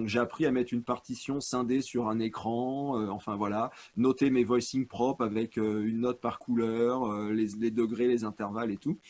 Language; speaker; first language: French; native; French